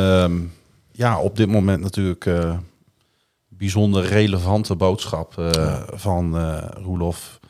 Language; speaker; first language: Dutch; native; Dutch